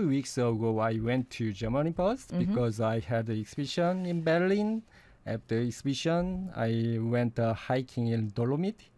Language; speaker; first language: English; non-native, fluent; Korean